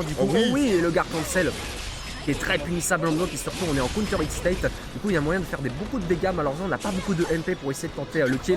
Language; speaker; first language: French; native; French